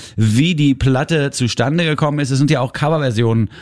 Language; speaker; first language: German; native; German